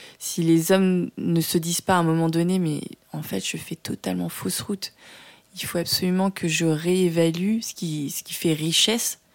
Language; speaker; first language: French; early bilingual, other home language; Vietnamese